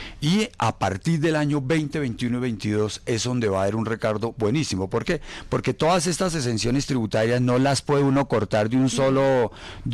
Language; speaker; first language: Spanish; native; Spanish